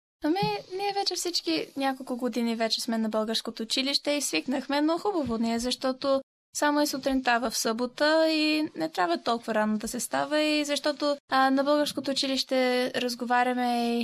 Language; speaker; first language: Bulgarian; early bilingual, heritage; Bulgarian